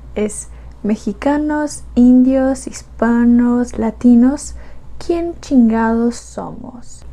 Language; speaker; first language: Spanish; non-native, learner; Portuguese